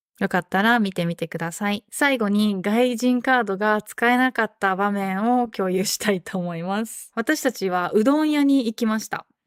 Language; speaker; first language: Japanese; native; Japanese